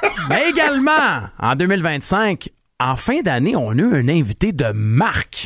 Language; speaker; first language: French; native; French